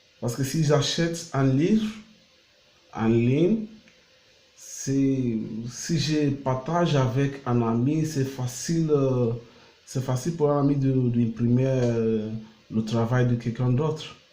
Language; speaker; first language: French; non-native, learner; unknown